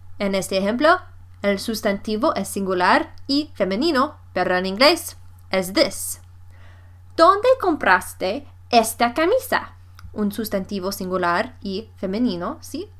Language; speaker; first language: Spanish; non-native, fluent; English